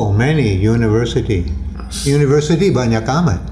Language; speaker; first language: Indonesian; non-native, fluent; English